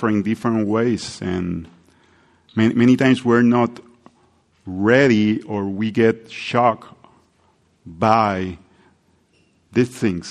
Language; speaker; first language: English; non-native, fluent; Spanish